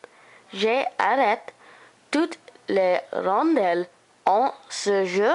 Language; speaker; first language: French; non-native, learner; English